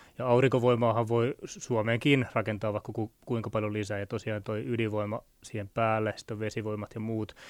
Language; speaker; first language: Finnish; native; Finnish